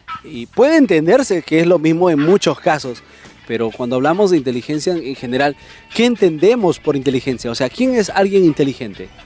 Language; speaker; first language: Spanish; native; Spanish